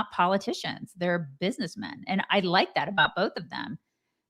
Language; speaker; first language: English; native; English